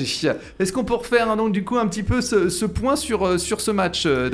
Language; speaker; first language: French; native; French